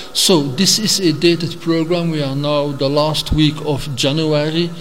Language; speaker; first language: English; non-native, fluent; Dutch